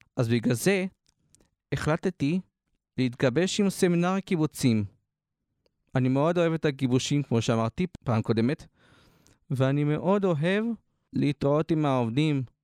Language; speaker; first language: Hebrew; native; Hebrew